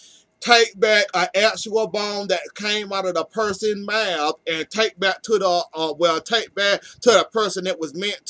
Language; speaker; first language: English; native; English